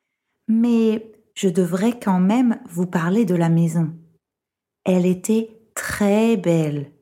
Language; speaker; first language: French; non-native, fluent; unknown